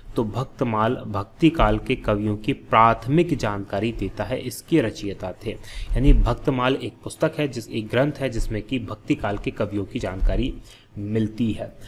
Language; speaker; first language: Hindi; native; Hindi